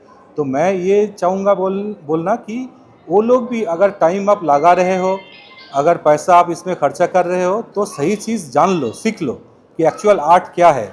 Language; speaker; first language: Hindi; native; Hindi